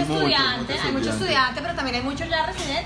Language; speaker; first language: Spanish; native; Spanish